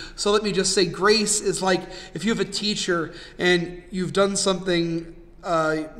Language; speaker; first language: English; native; English